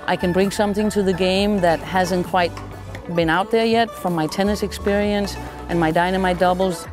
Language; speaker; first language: English; non-native, fluent; Danish